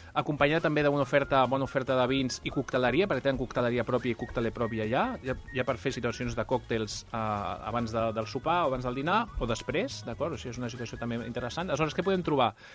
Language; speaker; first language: Catalan; non-native, local second language; Spanish